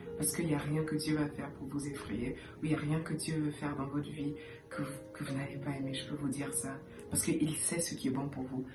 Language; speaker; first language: French; early bilingual, heritage; French